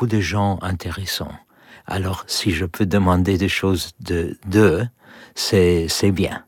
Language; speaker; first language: French; non-native, learner; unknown